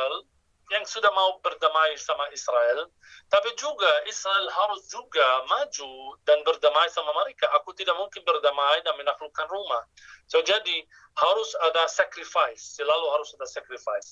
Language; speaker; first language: Indonesian; non-native, fluent; Arabic